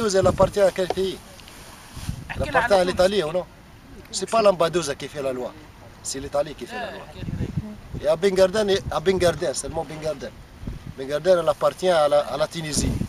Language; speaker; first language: French; non-native, local second language; Arabic